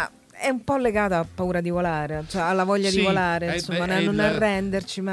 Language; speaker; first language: Italian; native; Italian